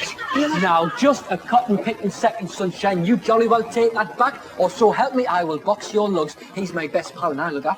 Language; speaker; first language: English; native; English